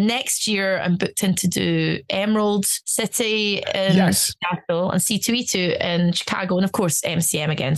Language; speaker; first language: English; native; English